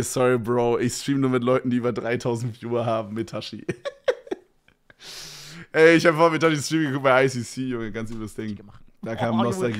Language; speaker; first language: German; native; German